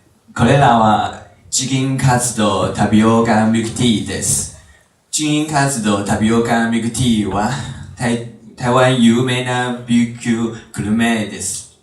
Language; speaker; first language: Japanese; non-native, learner; Chinese